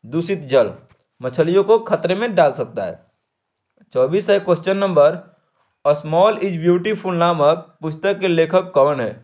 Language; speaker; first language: Hindi; native; Hindi